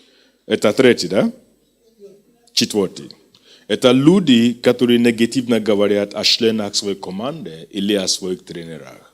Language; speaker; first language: Russian; non-native, fluent; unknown